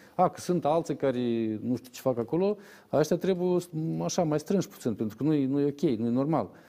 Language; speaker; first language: Romanian; native; Romanian